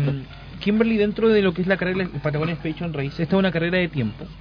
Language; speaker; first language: Spanish; native; Spanish